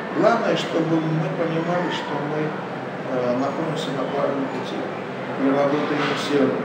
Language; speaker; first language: Russian; non-native, local second language; Armenian